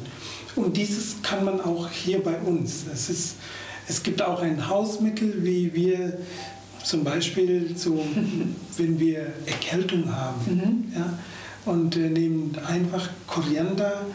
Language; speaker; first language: German; non-native, fluent; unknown